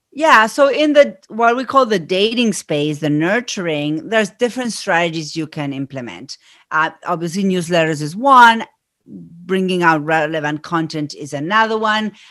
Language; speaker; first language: English; non-native, fluent; Spanish